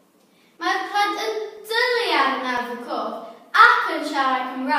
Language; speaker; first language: Welsh; non-native, local second language; English